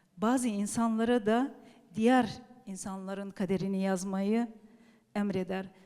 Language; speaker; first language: Turkish; early bilingual, heritage; Turkish